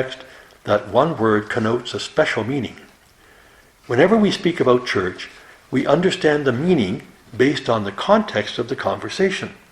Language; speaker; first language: English; native; English